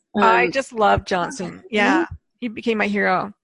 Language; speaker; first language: English; native; English